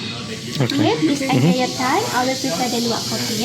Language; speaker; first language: English; non-native, local second language; Indonesian